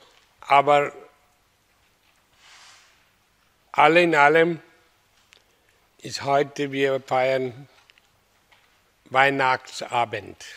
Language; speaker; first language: German; non-native, learner; Hindi